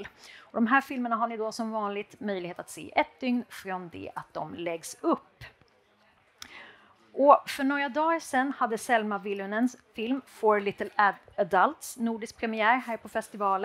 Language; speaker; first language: Swedish; native; Swedish